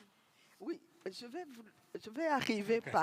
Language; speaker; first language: French; non-native, local second language; Rundi